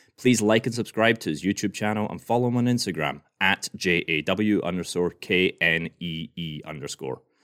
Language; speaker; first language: English; native; English